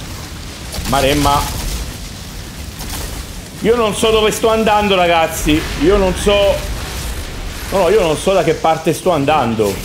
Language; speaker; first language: Italian; native; Italian